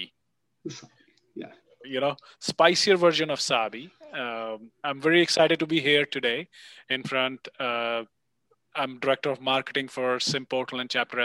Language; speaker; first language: English; non-native, local second language; Punjabi